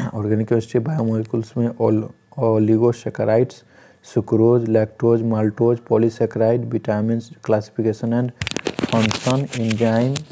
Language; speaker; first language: Hindi; native; Hindi